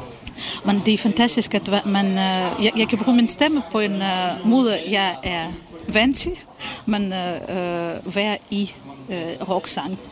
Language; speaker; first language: Danish; non-native, fluent; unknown